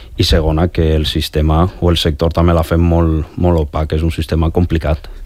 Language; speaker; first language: Catalan; native; Catalan